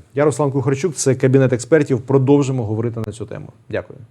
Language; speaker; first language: Ukrainian; native; Ukrainian